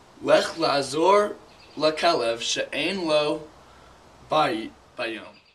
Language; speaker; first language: Hebrew; non-native, learner; English